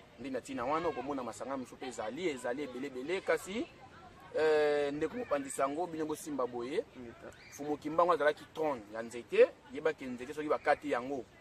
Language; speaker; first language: Lingala; non-native, local second language; Kongo